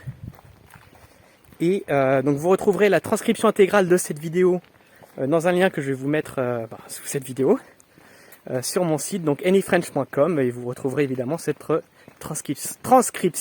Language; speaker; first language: French; native; French